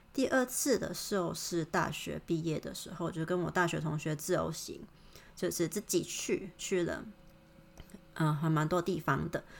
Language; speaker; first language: Chinese; non-native, local second language; Cantonese